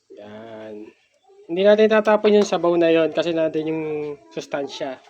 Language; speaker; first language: Filipino; native; Filipino